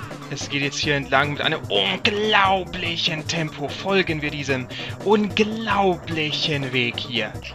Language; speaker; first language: German; native; German